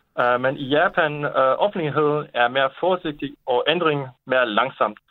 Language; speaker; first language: Danish; non-native, fluent; Japanese